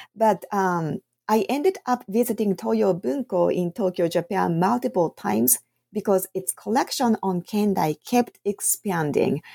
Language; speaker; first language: English; non-native, fluent; Japanese